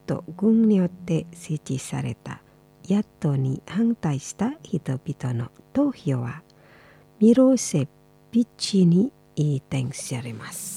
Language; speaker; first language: Japanese; non-native, fluent; Indonesian